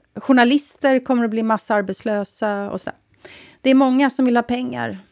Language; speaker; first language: Swedish; native; Swedish